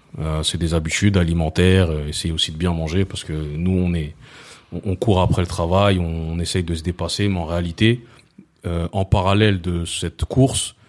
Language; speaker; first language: French; early bilingual, other home language; Lingala